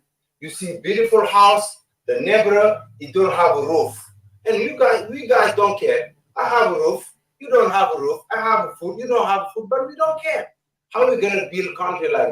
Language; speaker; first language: English; non-native, learner; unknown